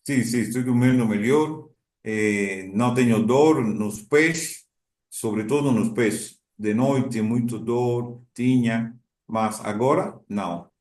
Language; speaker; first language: Portuguese; non-native, learner; Spanish